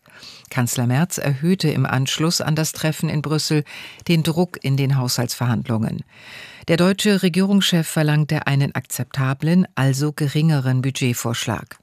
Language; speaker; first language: German; native; German